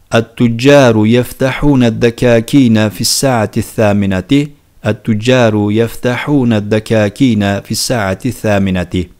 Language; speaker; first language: Arabic; non-native, fluent; Turkish